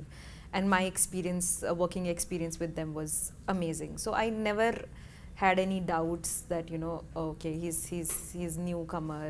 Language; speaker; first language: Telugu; non-native, learner; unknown